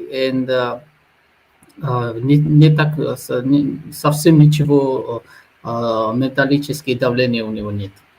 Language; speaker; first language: Russian; non-native, learner; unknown